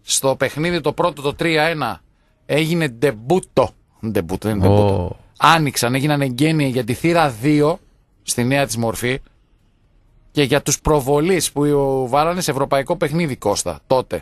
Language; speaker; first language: Greek; native; Greek